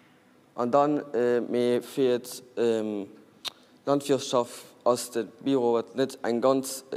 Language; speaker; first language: German; non-native, learner; Portuguese